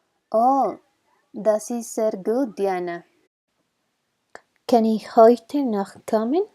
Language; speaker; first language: German; non-native, learner; Spanish